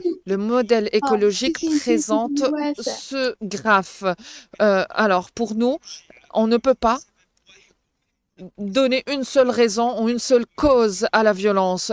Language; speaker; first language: French; non-native, local second language; Arabic